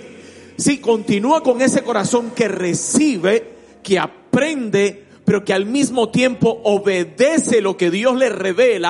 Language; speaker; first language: Spanish; native; Spanish